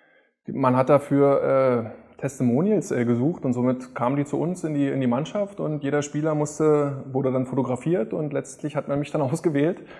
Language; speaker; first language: German; native; German